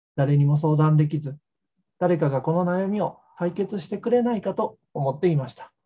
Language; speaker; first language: Japanese; native; Japanese